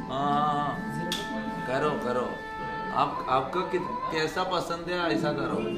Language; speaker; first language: Hindi; non-native, local second language; Malayalam